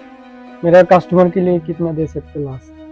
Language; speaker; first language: Hindi; non-native, learner; Bangla